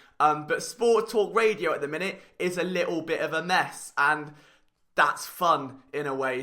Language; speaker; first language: English; native; English